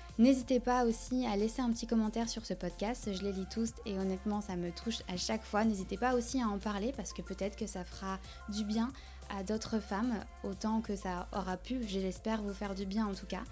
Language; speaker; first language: French; native; French